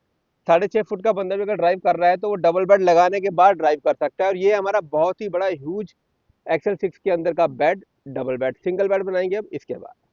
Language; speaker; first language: Hindi; native; Hindi